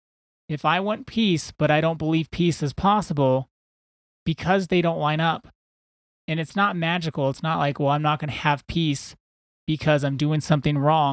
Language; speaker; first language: English; native; English